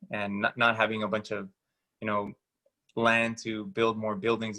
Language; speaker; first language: English; early bilingual, other home language; Spanish